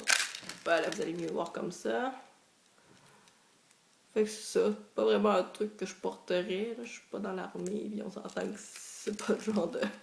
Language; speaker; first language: French; native; French